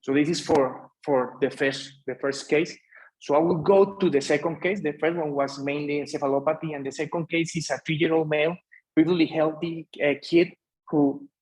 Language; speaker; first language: English; non-native, fluent; Spanish